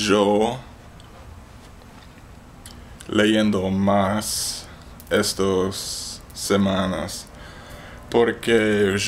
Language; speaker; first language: Spanish; non-native, learner; English